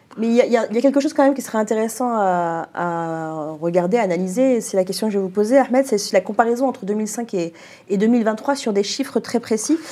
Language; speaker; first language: French; native; French